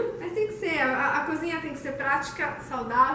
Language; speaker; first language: Portuguese; native; Portuguese